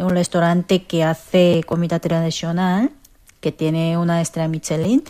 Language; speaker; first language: Spanish; non-native, fluent; Korean